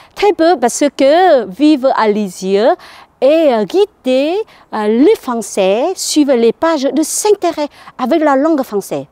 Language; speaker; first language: French; non-native, learner; Vietnamese